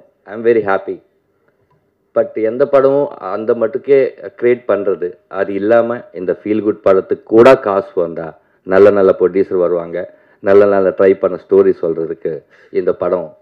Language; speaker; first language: Tamil; non-native, learner; Telugu